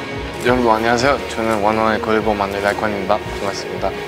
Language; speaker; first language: Korean; non-native, learner; Chinese